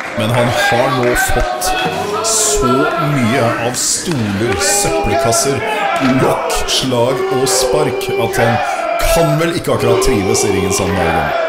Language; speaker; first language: Norwegian; native; Norwegian